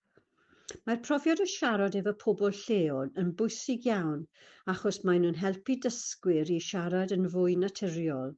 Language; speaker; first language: Welsh; non-native, fluent; English